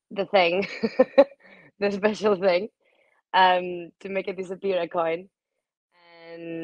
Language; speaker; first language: English; non-native, fluent; Spanish